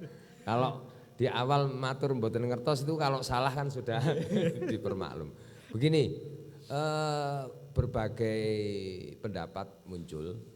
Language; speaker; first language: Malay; non-native, local second language; Javanese